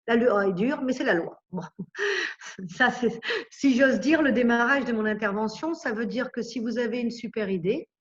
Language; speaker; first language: French; native; French